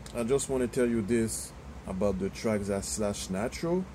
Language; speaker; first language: English; non-native, fluent; French